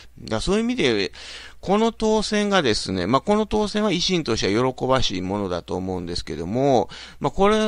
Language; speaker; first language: Japanese; native; Japanese